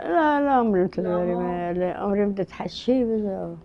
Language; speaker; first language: Hebrew; early bilingual, other home language; Arabic